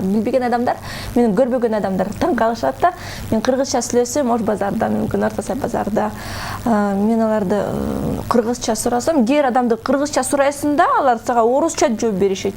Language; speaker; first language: Kyrgyz; non-native, local second language; Russian